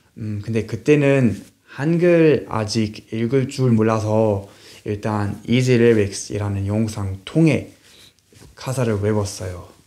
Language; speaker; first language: Korean; non-native, fluent; English